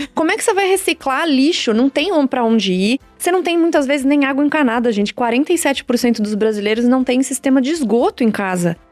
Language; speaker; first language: Portuguese; native; Portuguese